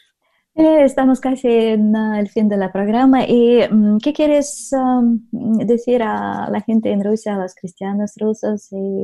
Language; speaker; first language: Spanish; non-native, learner; Russian